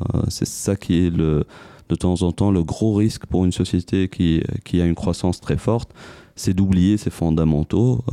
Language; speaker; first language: French; non-native, local second language; Arabic